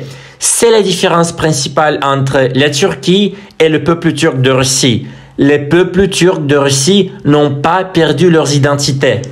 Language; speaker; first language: French; non-native, fluent; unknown